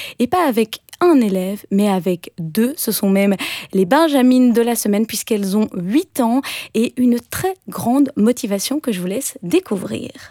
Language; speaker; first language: French; native; French